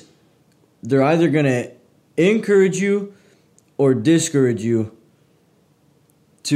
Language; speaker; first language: English; native; English